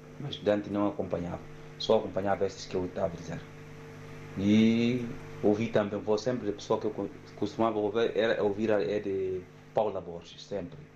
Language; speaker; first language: Portuguese; non-native, local second language; Upper Guinea Crioulo